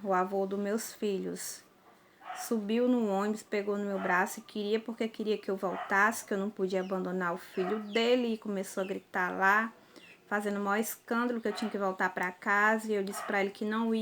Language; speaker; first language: Portuguese; native; Portuguese